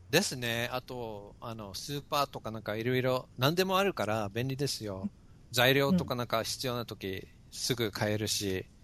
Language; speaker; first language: Japanese; non-native, fluent; English